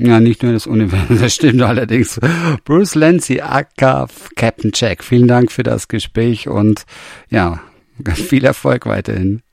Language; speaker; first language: German; native; German